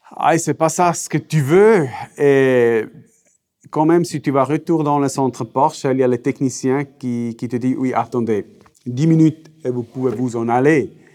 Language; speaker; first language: French; non-native, local second language; Swiss German